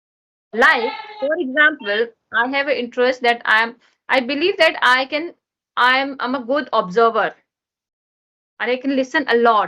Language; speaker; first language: English; non-native, learner; Hindi